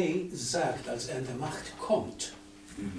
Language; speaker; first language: German; non-native, fluent; Spanish